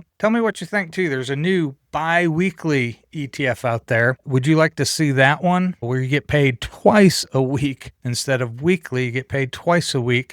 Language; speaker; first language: English; native; English